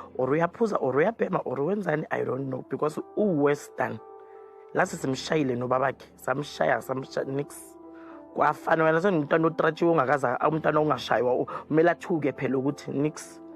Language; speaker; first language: Zulu; native; Zulu